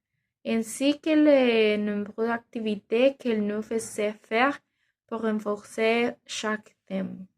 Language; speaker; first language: French; non-native, learner; Spanish